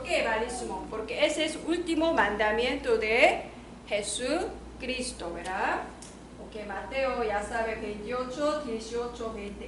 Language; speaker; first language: Spanish; non-native, learner; Korean